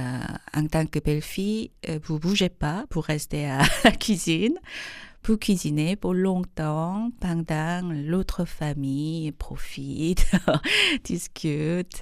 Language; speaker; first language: French; non-native, fluent; Korean